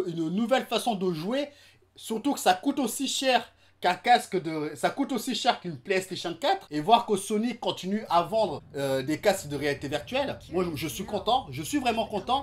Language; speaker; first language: French; native; French